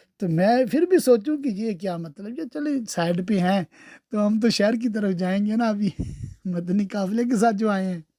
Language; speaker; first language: Urdu; early bilingual, heritage; Urdu